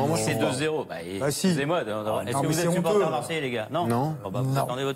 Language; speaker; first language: French; native; French